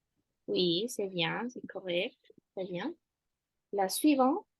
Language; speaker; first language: French; non-native, fluent; Spanish